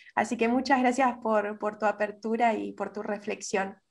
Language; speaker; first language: Spanish; native; Spanish